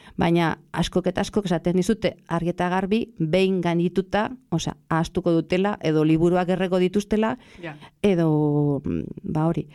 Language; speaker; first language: Basque; non-native, local second language; Spanish